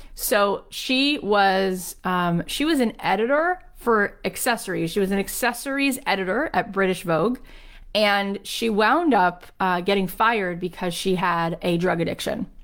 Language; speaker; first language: English; native; English